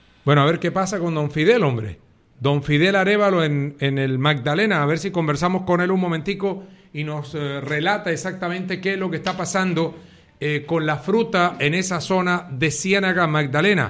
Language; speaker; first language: Spanish; native; Spanish